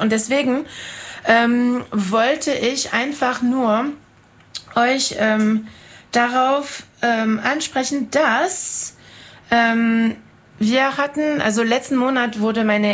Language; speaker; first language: German; non-native, fluent; French